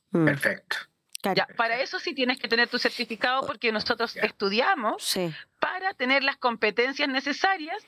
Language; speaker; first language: Spanish; native; Spanish